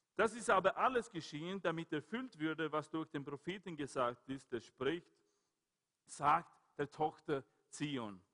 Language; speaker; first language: German; non-native, fluent; Swedish